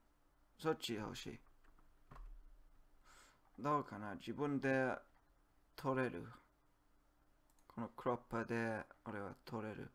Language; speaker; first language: Japanese; non-native, learner; English